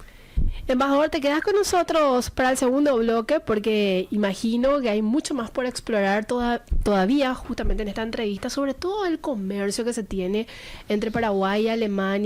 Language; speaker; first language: Spanish; native; Spanish